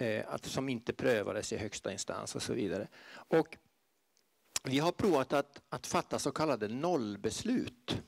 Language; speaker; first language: Swedish; native; Swedish